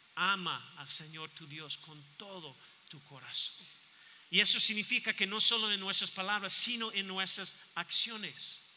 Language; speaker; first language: Spanish; non-native, fluent; English